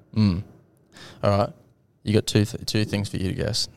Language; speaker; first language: English; native; English